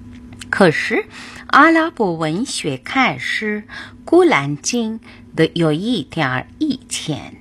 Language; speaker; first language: Chinese; non-native, fluent; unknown